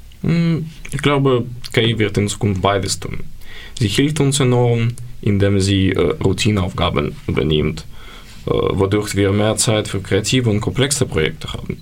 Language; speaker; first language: German; non-native, learner; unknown